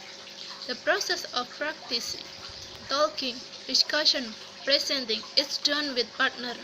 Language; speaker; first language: English; non-native, learner; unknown